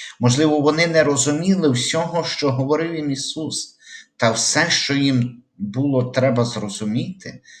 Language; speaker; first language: Ukrainian; native; Ukrainian